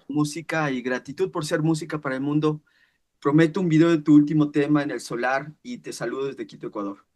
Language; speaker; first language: Spanish; native; Spanish